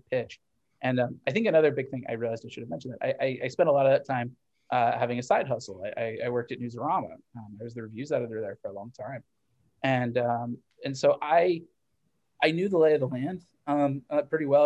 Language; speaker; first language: English; native; English